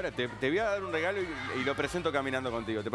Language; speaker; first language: Spanish; native; Spanish